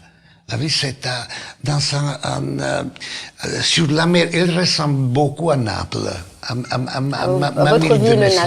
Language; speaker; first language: French; non-native, fluent; Italian